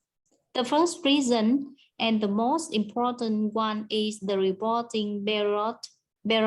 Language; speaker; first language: English; non-native, learner; Vietnamese